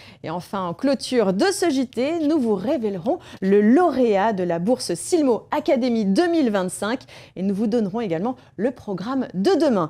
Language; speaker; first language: French; native; French